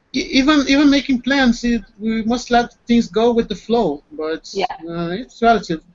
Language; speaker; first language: English; non-native, fluent; Portuguese